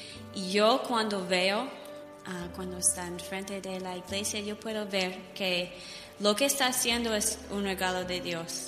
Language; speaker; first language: Spanish; non-native, learner; English